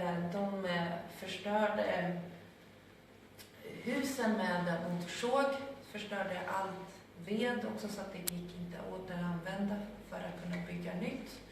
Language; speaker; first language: Swedish; non-native, fluent; Spanish